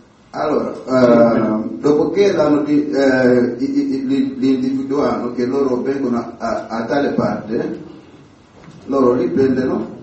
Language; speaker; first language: Italian; non-native, learner; Swahili